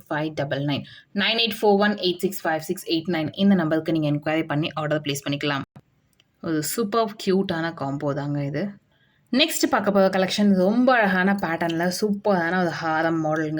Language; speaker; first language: Tamil; native; Tamil